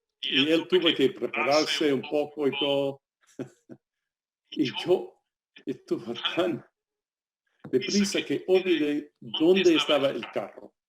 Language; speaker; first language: Spanish; non-native, fluent; English